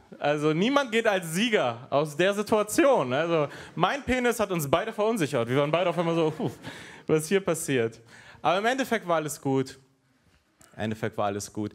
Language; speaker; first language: German; native; German